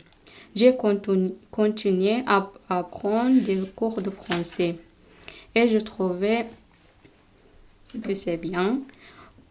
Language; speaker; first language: French; non-native, learner; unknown